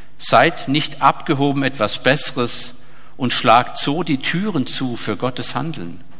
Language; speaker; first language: German; native; German